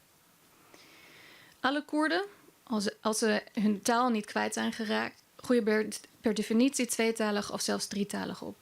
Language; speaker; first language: Dutch; early bilingual, other home language; Kurdish